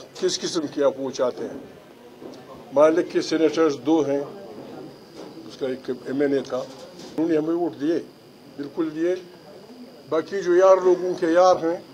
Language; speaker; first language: Urdu; non-native, local second language; Pashto